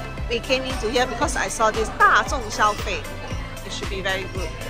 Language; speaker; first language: English; non-native, local second language; Chinese